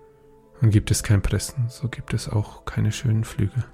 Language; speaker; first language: German; native; German